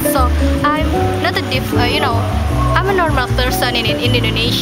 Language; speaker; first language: English; non-native, local second language; Indonesian